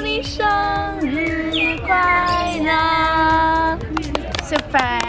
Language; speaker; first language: Hungarian; non-native, learner; Chinese